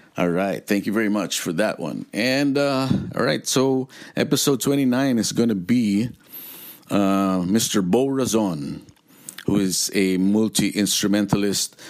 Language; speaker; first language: English; non-native, local second language; Filipino